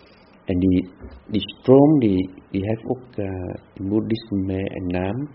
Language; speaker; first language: Dutch; non-native, fluent; Vietnamese